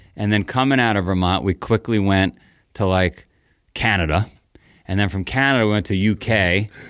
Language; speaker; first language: English; native; English